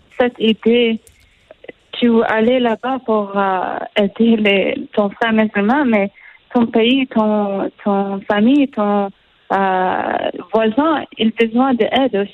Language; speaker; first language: French; non-native, learner; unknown